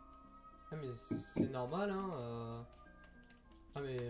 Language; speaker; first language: French; native; French